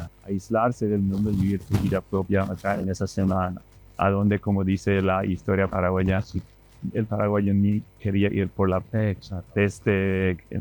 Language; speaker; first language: Spanish; non-native, local second language; Plautdietsch